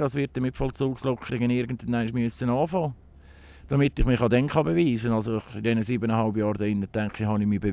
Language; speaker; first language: German; native; German